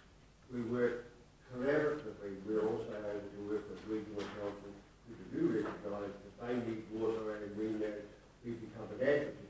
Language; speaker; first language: English; native; English